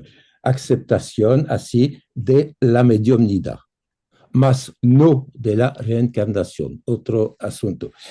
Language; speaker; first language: Spanish; non-native, fluent; French